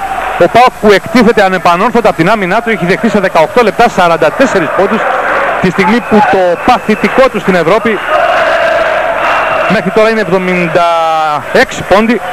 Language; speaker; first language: Greek; native; Greek